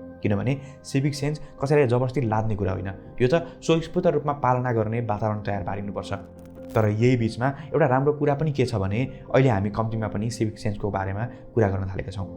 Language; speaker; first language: Nepali; native; Nepali